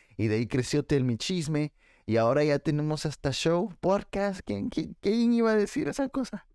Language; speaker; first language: Spanish; early bilingual, heritage; Spanish